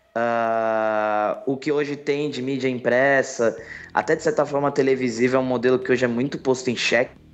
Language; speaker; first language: Portuguese; native; Portuguese